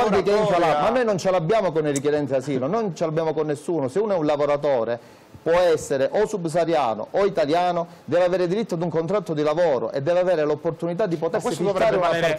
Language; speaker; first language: Italian; native; Italian